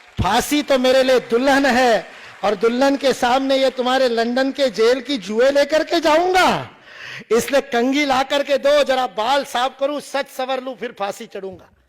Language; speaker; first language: Hindi; non-native, local second language; Marathi